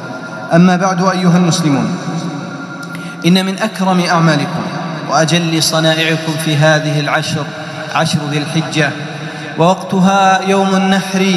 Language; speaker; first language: Arabic; native; Arabic